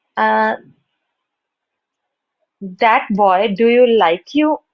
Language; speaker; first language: English; non-native, learner; Hindi